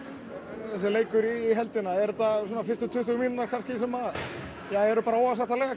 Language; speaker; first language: Icelandic; native; Icelandic